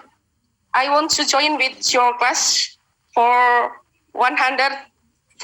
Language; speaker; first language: English; non-native, learner; Indonesian